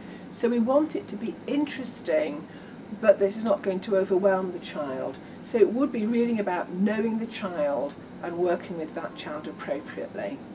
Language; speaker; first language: English; native; English